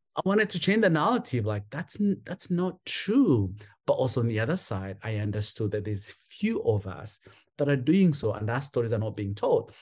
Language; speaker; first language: English; non-native, local second language; Kinyarwanda